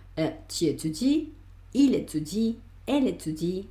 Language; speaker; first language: French; non-native, fluent; Spanish